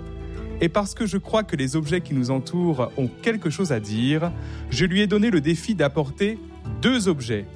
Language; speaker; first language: French; native; French